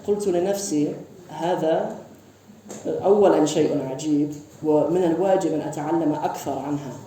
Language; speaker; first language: Arabic; non-native, fluent; English